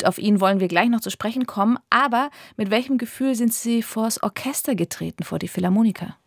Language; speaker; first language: German; native; German